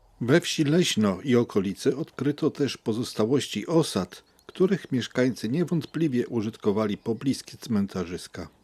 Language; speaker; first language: Polish; native; Polish